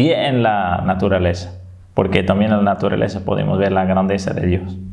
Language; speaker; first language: Spanish; non-native, fluent; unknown